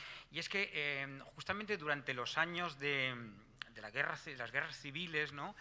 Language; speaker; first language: Spanish; native; Spanish